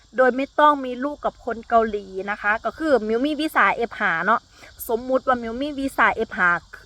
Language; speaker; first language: Thai; native; Thai